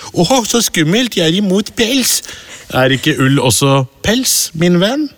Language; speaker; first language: Norwegian; early bilingual, other home language; Urdu